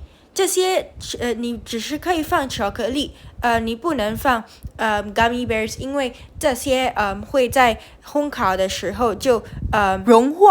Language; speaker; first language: Chinese; non-native, learner; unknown